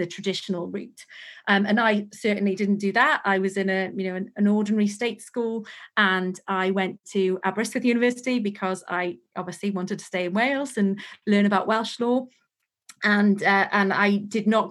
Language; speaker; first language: English; native; English